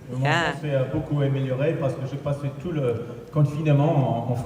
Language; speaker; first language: French; non-native, fluent; English